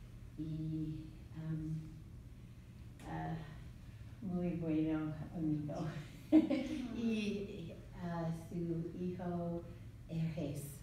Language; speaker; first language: Spanish; non-native, learner; English